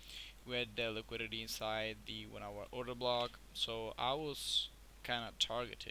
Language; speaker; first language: English; non-native, fluent; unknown